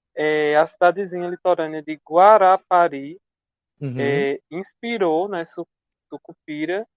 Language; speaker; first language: Portuguese; native; Portuguese